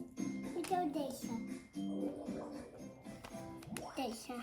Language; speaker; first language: Dutch; early bilingual, other home language; Filipino